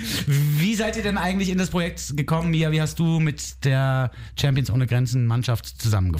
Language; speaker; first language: German; native; German